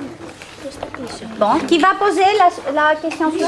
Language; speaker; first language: French; non-native, fluent; Greek